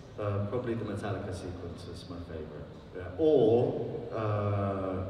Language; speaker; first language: English; native; English